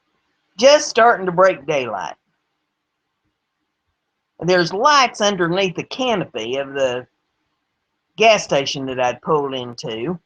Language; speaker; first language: English; native; English